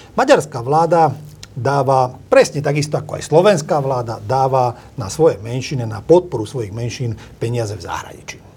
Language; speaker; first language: Slovak; non-native, local second language; Hungarian